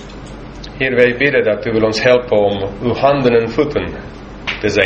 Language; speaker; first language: Dutch; non-native, fluent; English